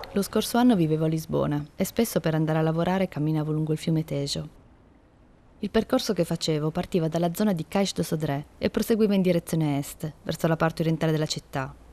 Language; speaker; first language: Italian; native; Italian